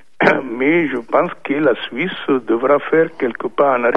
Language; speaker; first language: French; non-native, fluent; Italian